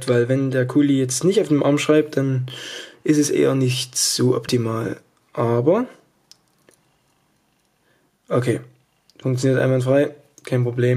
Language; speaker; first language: German; native; German